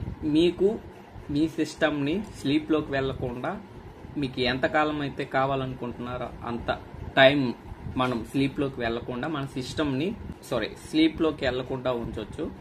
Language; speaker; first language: Telugu; native; Telugu